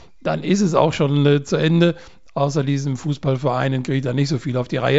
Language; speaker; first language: German; native; German